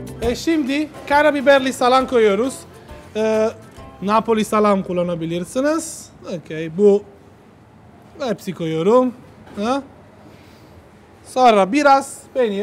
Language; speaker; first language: Turkish; non-native, learner; Italian